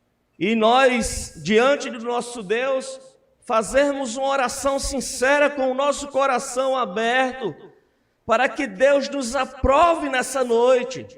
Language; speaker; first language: Portuguese; native; Portuguese